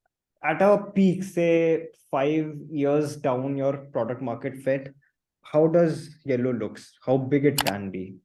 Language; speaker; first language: English; non-native, local second language; Hindi